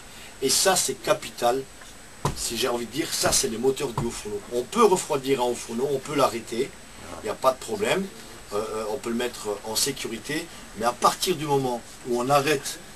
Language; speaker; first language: French; native; French